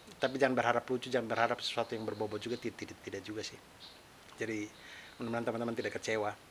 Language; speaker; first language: Indonesian; non-native, local second language; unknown